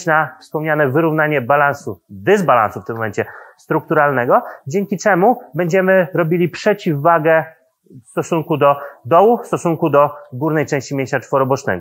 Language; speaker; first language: Polish; native; Polish